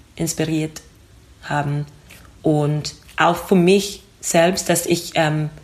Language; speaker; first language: German; non-native, learner; English